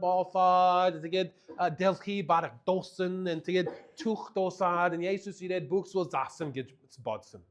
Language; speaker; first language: Mongolian; non-native, fluent; English